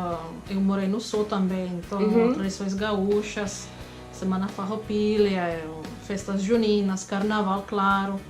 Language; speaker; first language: Portuguese; non-native, fluent; Czech